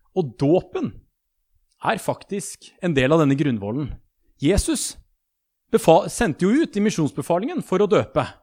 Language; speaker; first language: Norwegian; native; Norwegian